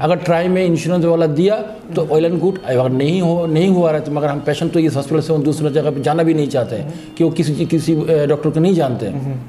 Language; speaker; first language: Hindi; non-native, fluent; Bangla